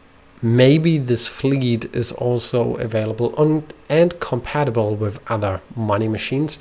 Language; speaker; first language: English; non-native, fluent; German